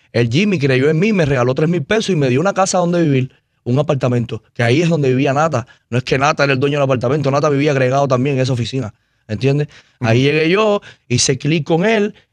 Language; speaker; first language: Spanish; native; Spanish